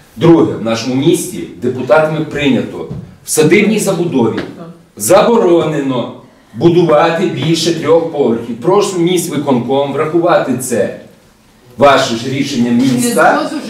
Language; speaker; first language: Ukrainian; native; Ukrainian